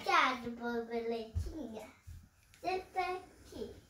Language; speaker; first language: Portuguese; early bilingual, heritage; Portuguese